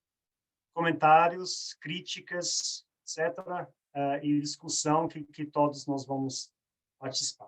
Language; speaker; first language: Portuguese; non-native, fluent; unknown